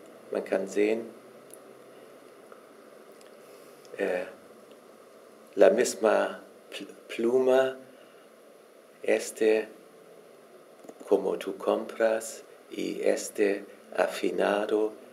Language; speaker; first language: Spanish; non-native, learner; German